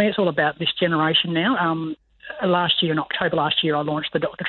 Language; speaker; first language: English; native; English